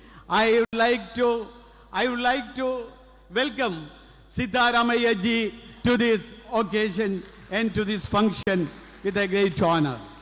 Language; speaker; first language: English; non-native, local second language; Malayalam